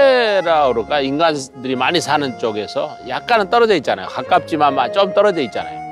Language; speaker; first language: Korean; native; Korean